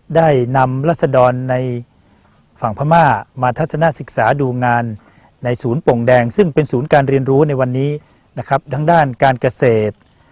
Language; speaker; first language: Thai; native; Thai